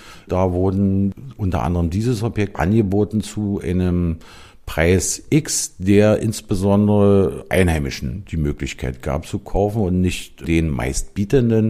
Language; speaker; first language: German; native; German